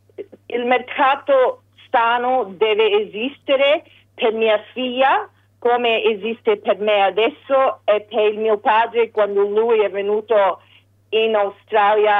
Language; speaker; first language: Italian; early bilingual, heritage; English